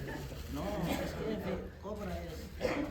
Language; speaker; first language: Spanish; non-native, learner; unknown